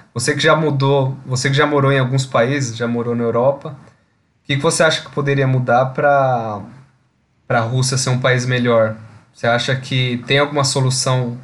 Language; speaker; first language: Portuguese; native; Portuguese